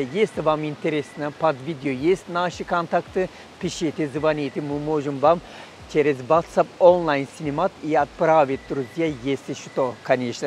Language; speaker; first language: Russian; non-native, fluent; Turkish